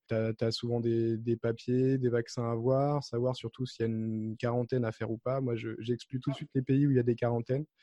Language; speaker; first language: French; native; French